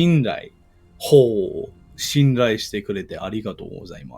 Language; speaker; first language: Japanese; non-native, learner; English